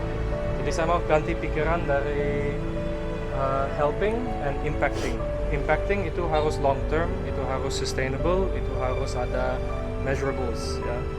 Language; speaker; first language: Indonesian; early bilingual, other home language; Dutch